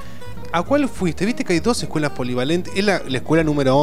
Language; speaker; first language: Spanish; native; Spanish